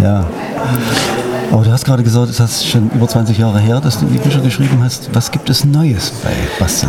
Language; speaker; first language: German; native; German